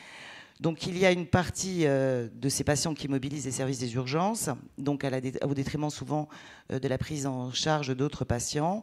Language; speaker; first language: French; native; French